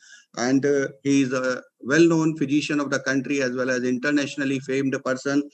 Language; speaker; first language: English; non-native, local second language; Hindi